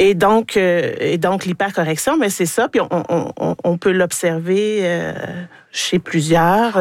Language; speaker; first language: French; native; French